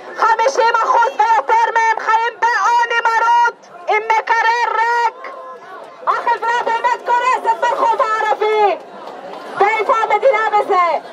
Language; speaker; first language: Hebrew; non-native, local second language; Arabic